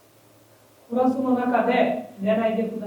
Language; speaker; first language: Japanese; non-native, learner; Bangla